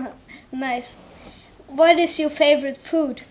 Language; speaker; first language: English; non-native, learner; German